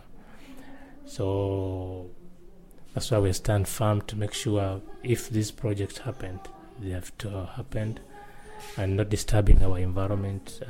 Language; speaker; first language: English; non-native, local second language; Swahili